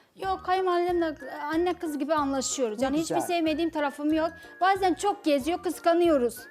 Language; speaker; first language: Turkish; native; Turkish